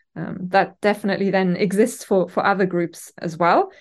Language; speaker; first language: English; non-native, fluent; German